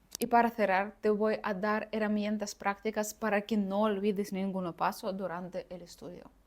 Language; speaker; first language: Spanish; non-native, fluent; Russian